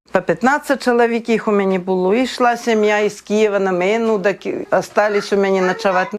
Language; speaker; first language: Ukrainian; native; Ukrainian